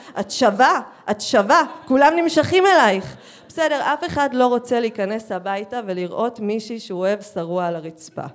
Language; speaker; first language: Hebrew; native; Hebrew